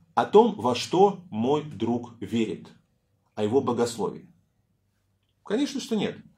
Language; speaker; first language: Russian; native; Russian